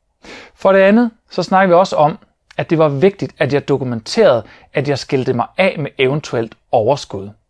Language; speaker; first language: Danish; native; Danish